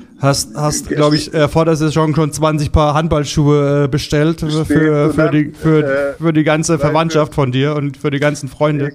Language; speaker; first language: German; native; German